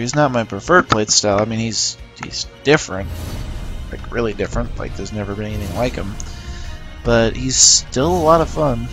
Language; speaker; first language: English; native; English